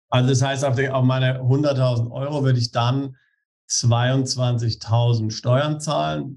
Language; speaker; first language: German; native; German